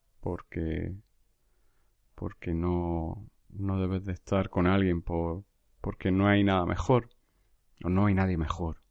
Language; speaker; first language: Spanish; native; Spanish